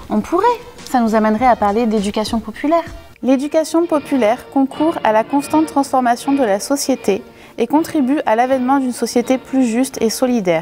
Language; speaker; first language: French; native; French